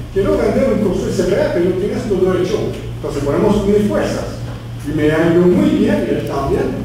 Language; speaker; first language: Spanish; non-native, fluent; English